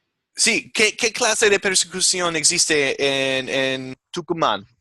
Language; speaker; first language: Spanish; non-native, fluent; English